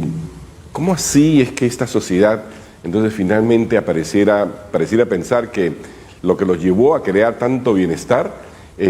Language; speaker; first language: Spanish; native; Spanish